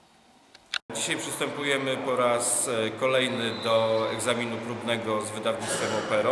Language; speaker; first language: Polish; native; Polish